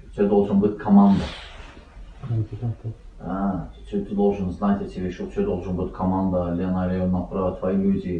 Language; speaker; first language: Russian; non-native, learner; Azerbaijani